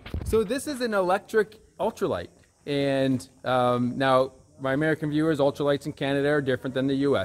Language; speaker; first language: English; native; English